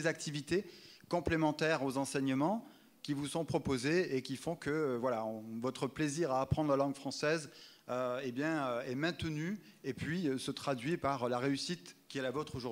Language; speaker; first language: French; native; French